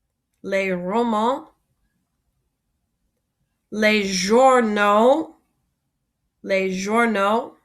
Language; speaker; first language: French; non-native, fluent; English